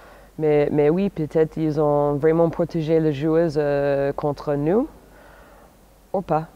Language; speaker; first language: French; non-native, fluent; English